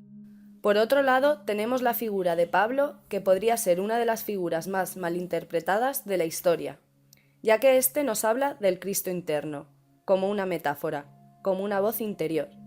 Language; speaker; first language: Spanish; native; Spanish